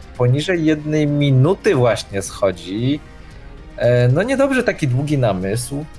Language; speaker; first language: Polish; early bilingual, other home language; Vietnamese